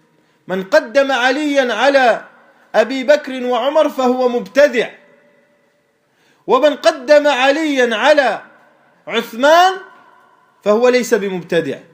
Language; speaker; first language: Arabic; non-native, fluent; French